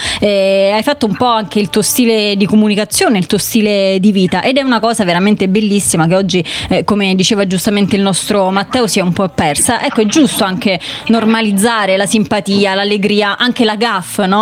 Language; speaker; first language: Italian; native; Italian